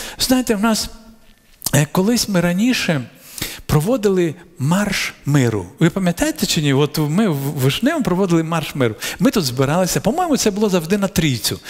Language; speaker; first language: Ukrainian; non-native, local second language; Russian